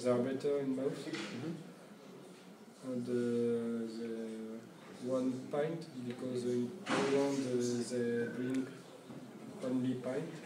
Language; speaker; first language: English; non-native, learner; French